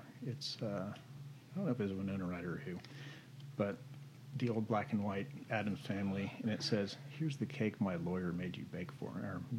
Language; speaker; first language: English; native; English